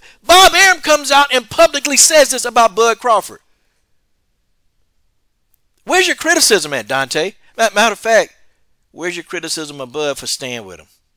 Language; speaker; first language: English; native; English